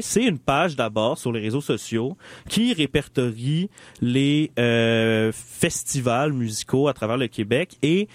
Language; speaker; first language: French; native; French